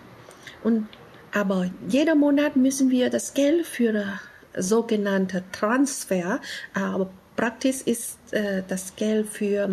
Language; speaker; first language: German; non-native, learner; Vietnamese